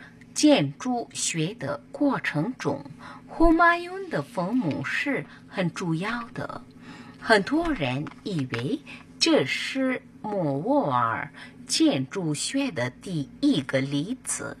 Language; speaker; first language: Chinese; non-native, fluent; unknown